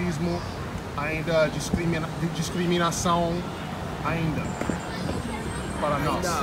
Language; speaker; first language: Portuguese; non-native, learner; English